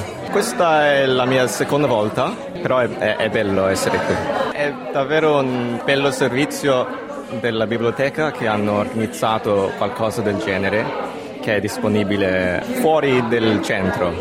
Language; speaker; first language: Italian; non-native, fluent; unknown